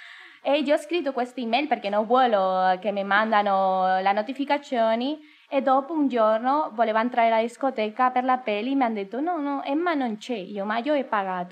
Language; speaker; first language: Italian; non-native, learner; Spanish